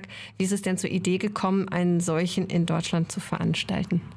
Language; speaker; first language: German; native; German